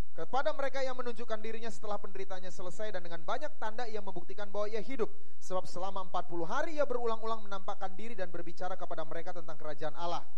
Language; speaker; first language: Indonesian; native; Indonesian